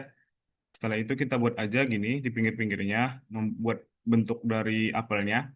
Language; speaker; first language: Indonesian; native; Indonesian